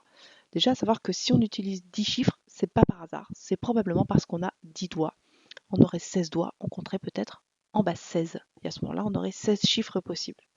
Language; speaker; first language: French; native; French